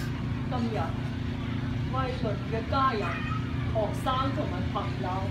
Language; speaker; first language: Cantonese; native; Cantonese